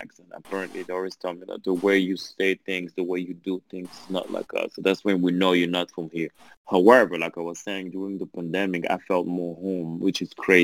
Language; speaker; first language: English; non-native, fluent; French